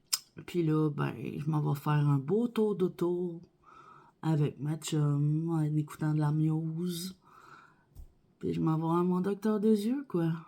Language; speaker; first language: French; native; French